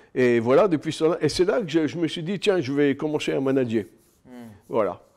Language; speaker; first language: French; native; French